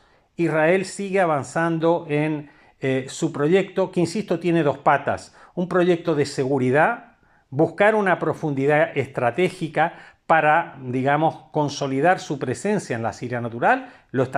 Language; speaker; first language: Spanish; native; Spanish